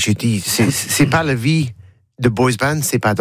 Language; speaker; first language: French; non-native, learner; English